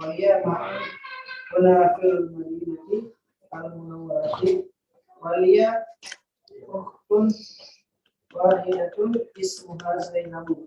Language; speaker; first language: Arabic; non-native, learner; Indonesian